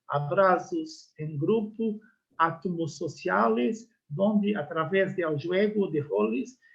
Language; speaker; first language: Spanish; non-native, learner; Portuguese